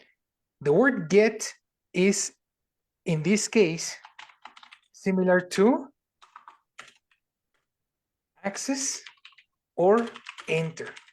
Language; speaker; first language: English; non-native, fluent; Spanish